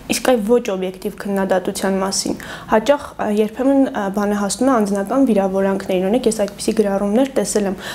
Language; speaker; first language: Armenian; native; Armenian